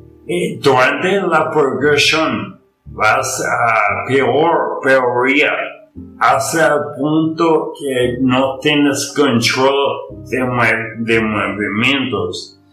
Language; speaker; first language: Spanish; non-native, learner; English